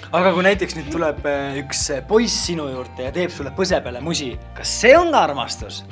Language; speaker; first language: Estonian; native; Estonian